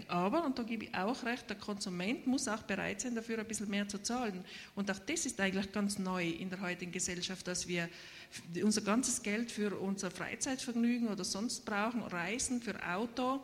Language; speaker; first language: German; native; German